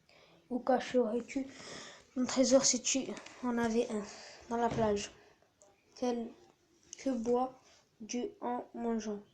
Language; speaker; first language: French; native; French